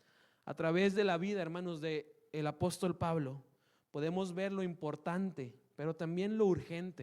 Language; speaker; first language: Spanish; native; Spanish